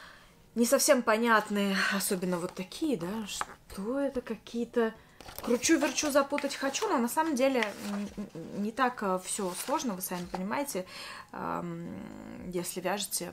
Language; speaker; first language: Russian; native; Russian